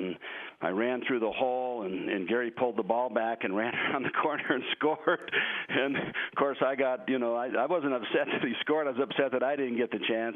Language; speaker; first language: English; native; English